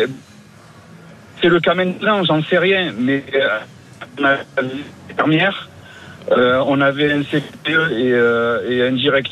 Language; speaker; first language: French; native; French